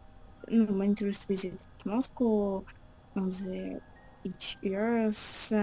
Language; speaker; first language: English; non-native, learner; Russian